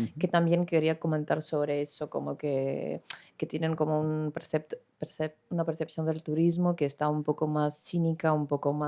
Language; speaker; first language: Spanish; non-native, fluent; Greek